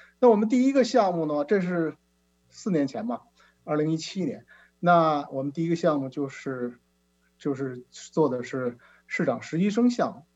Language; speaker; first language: Chinese; native; Chinese